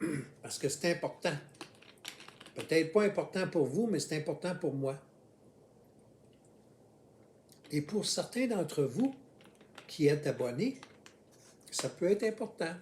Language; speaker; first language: French; native; French